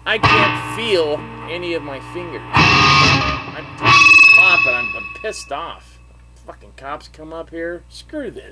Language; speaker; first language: English; native; English